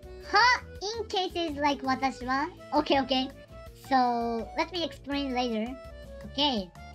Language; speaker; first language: English; non-native, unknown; Japanese